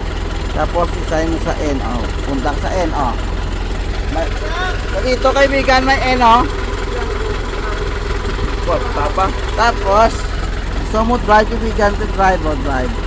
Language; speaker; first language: Filipino; non-native, local second language; Cebuano